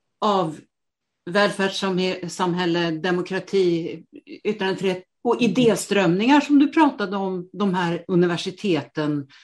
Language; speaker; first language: Swedish; native; Swedish